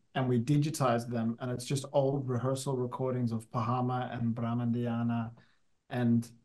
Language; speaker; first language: English; native; English